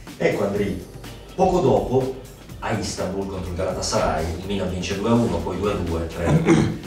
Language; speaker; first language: Italian; native; Italian